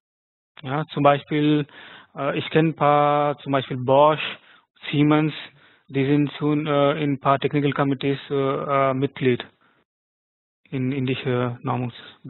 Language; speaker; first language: German; non-native, fluent; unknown